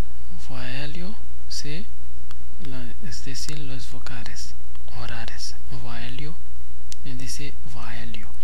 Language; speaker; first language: Spanish; non-native, fluent; Haitian Creole